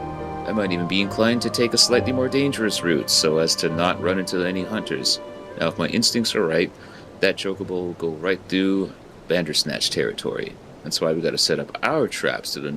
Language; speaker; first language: English; native; English